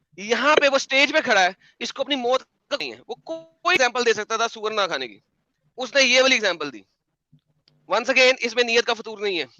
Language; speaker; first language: Urdu; non-native, local second language; Punjabi